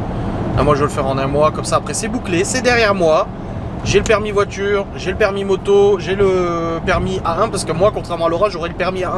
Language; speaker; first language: French; native; French